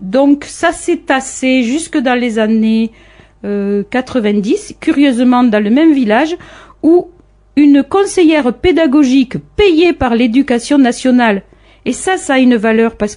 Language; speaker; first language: French; native; French